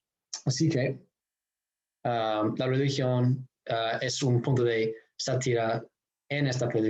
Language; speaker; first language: Spanish; non-native, fluent; English